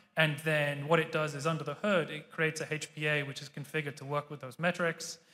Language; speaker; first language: English; native; English